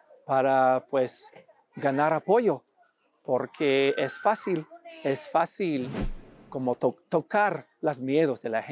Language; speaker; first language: Spanish; non-native, fluent; English